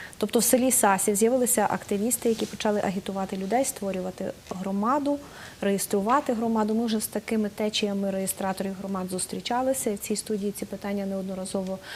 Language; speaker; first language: Ukrainian; native; Ukrainian